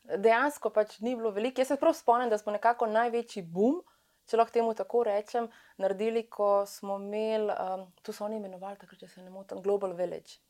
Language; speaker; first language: Slovenian; early bilingual, other home language; Serbian